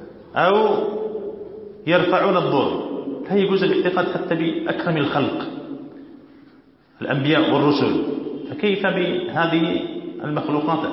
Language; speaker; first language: Arabic; native; Arabic